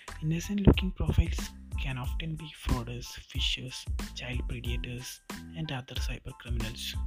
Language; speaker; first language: English; non-native, local second language; Malayalam